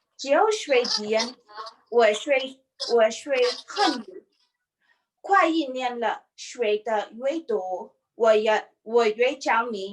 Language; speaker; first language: Chinese; non-native, learner; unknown